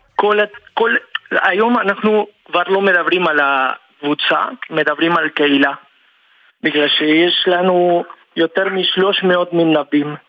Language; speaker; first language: Hebrew; non-native, fluent; Spanish